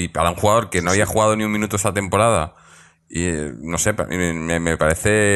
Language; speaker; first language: Spanish; native; Spanish